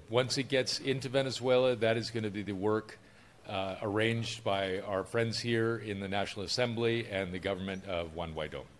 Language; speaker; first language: English; native; English